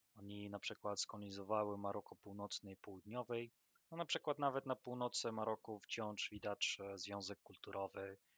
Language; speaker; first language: Polish; non-native, fluent; Arabic